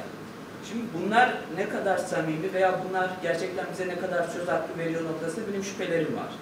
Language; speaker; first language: Turkish; native; Turkish